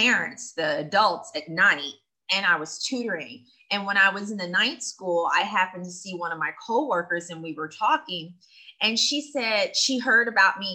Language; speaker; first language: English; native; English